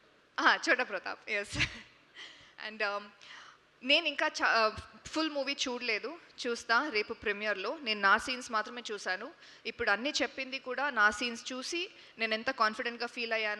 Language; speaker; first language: Telugu; non-native, local second language; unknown